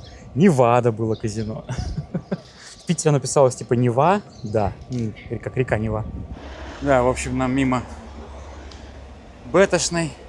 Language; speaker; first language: Russian; native; Russian